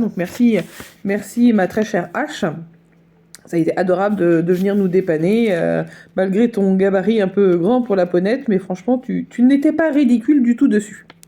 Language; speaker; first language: French; native; French